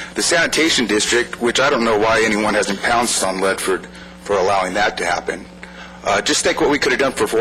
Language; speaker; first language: English; native; English